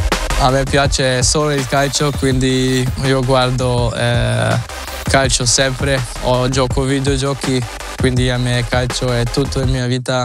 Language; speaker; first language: Italian; non-native, learner; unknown